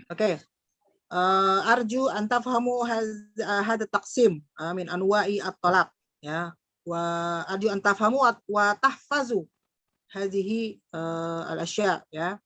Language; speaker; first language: Arabic; non-native, fluent; Indonesian